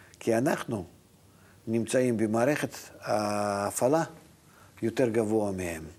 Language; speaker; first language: Hebrew; non-native, fluent; Russian